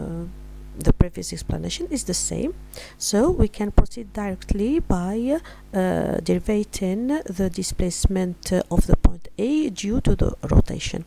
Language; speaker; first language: English; non-native, fluent; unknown